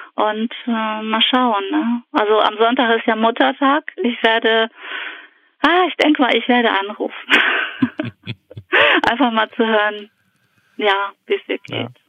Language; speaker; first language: German; early bilingual, other home language; Polish